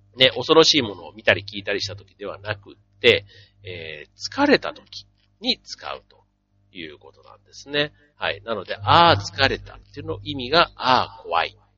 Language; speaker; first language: Japanese; native; Japanese